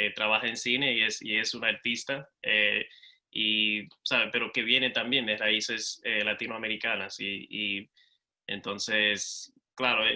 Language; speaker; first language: Spanish; early bilingual, other home language; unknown